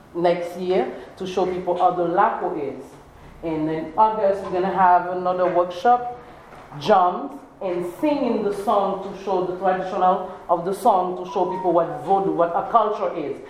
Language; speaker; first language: English; non-native, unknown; Haitian Creole